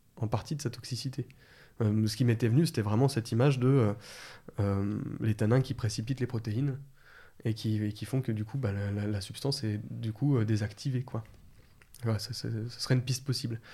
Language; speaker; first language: French; native; French